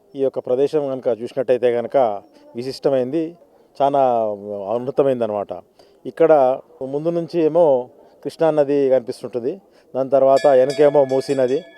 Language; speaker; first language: Telugu; non-native, local second language; Lambadi